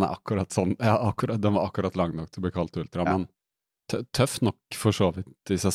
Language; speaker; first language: Norwegian; native; Norwegian